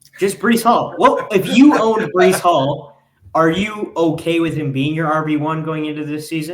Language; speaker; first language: English; native; English